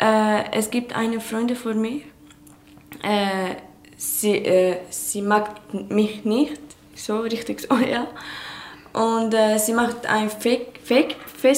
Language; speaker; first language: German; non-native, learner; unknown